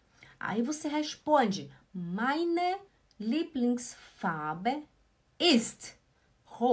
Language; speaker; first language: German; non-native, fluent; Portuguese